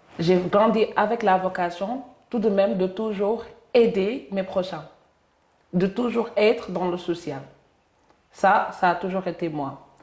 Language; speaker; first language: French; non-native, local second language; Wolof